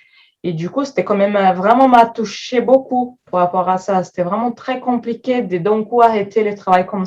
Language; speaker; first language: French; non-native, fluent; Portuguese